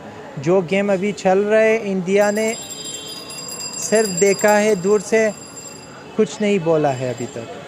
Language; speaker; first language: Hindi; non-native, learner; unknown